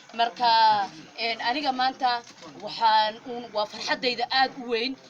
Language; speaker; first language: Somali; native; Somali